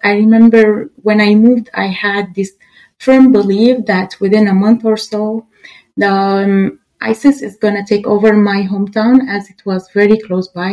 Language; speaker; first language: English; non-native, fluent; Arabic